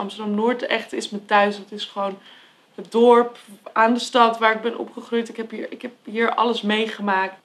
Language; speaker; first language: Dutch; native; Dutch